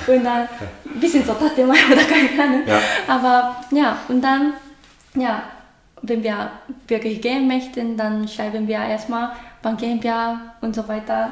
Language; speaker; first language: German; non-native, learner; Japanese